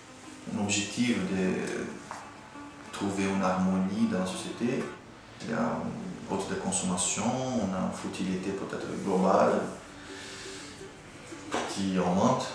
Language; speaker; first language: French; non-native, fluent; Portuguese